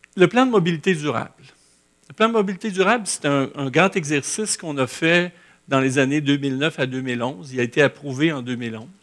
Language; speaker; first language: French; native; French